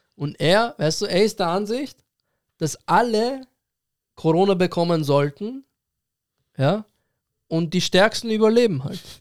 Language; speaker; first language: German; early bilingual, other home language; Persian